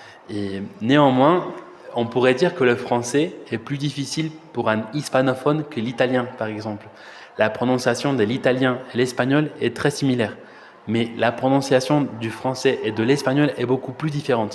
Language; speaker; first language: French; non-native, fluent; Spanish